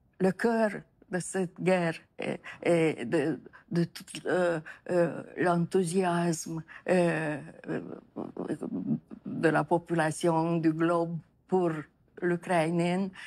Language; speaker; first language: French; non-native, fluent; Romanian